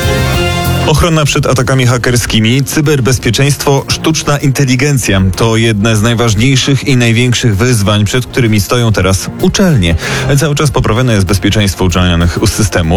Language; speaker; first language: Polish; native; Polish